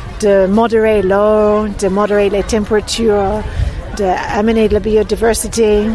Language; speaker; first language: French; non-native, fluent; English